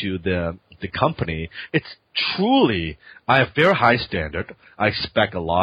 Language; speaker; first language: English; non-native, local second language; Cantonese